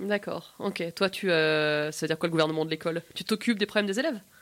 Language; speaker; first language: French; native; French